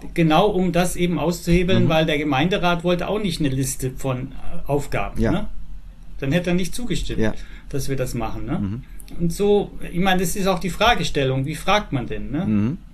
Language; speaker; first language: German; native; German